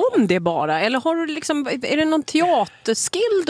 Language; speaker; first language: Swedish; native; Swedish